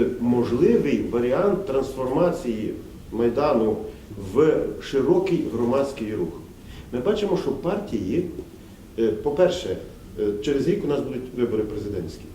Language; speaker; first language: Ukrainian; native; Ukrainian